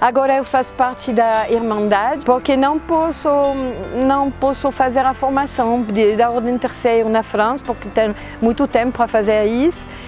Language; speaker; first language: Portuguese; non-native, fluent; French